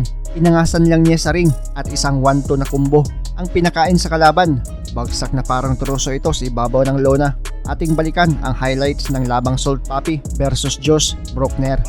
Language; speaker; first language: Filipino; native; Filipino